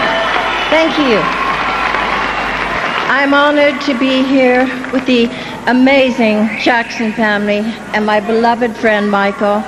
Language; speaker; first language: English; native; English